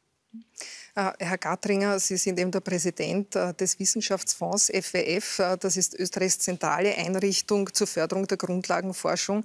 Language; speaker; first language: German; native; German